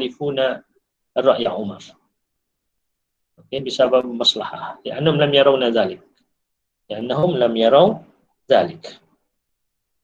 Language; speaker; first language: Arabic; non-native, fluent; Malay